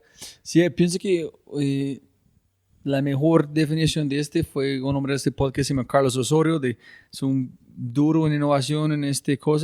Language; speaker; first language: Spanish; non-native, fluent; English